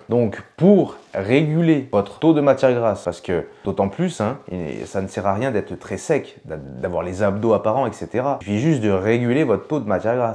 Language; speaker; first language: French; native; French